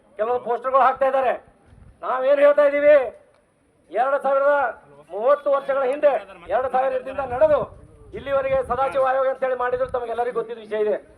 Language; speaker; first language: Kannada; non-native, local second language; Lambadi